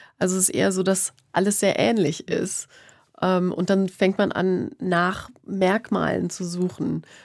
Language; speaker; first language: German; native; German